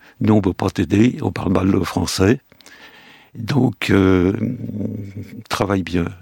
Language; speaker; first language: French; early bilingual, other home language; Yiddish